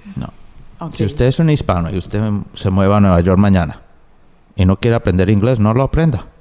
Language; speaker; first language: Spanish; early bilingual, heritage; Spanish